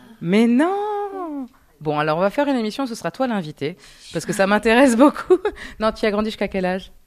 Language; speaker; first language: French; native; French